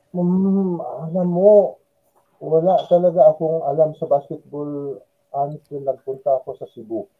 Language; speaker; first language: Filipino; non-native, local second language; Cebuano